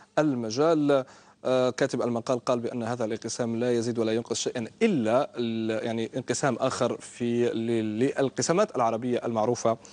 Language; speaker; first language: Arabic; native; Arabic